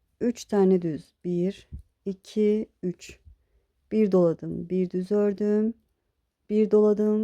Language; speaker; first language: Turkish; native; Turkish